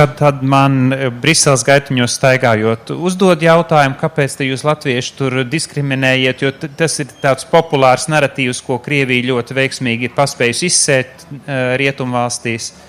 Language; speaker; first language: Latvian; early bilingual, heritage; Latvian